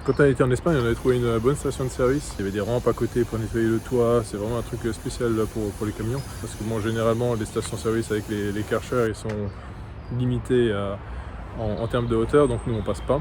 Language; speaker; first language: French; native; French